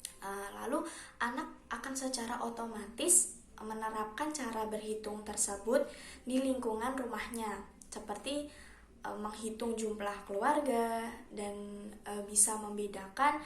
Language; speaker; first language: Indonesian; native; Indonesian